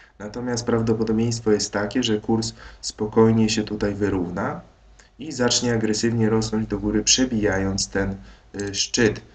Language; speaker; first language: Polish; native; Polish